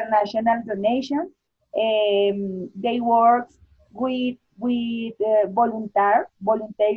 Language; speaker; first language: English; non-native, learner; Spanish